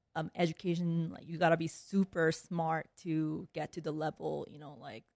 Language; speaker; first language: English; early bilingual, other home language; Korean